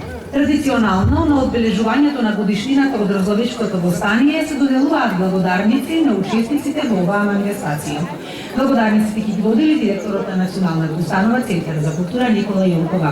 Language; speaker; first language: Macedonian; native; Macedonian